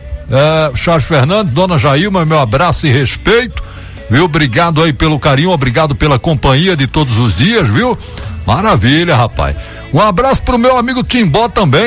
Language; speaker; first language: Portuguese; native; Portuguese